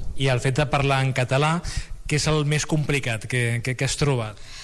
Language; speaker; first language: Catalan; native; Catalan